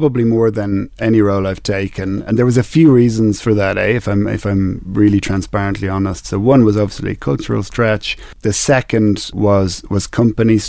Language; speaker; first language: English; native; English